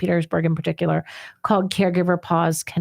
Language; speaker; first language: English; native; English